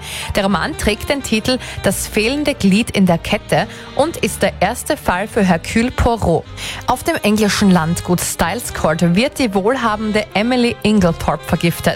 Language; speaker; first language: German; native; German